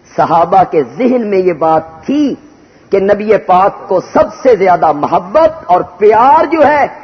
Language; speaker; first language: Urdu; non-native, local second language; Punjabi